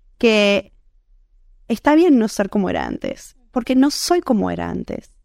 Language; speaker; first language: Spanish; native; Spanish